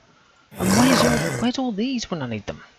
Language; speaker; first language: English; native; English